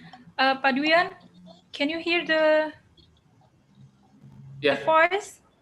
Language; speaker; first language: English; non-native, fluent; Indonesian